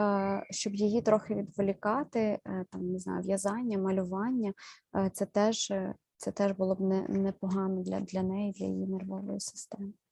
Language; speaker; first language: Ukrainian; native; Ukrainian